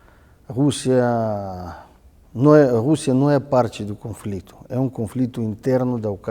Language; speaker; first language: Portuguese; non-native, fluent; Russian